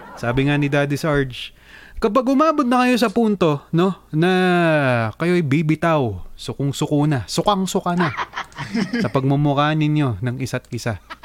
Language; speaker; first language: Filipino; native; Filipino